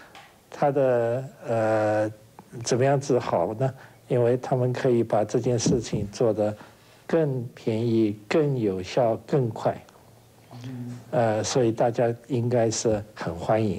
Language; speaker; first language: Chinese; non-native, local second language; Wu Chinese